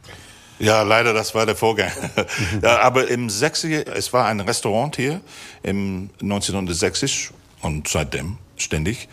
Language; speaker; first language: German; non-native, fluent; English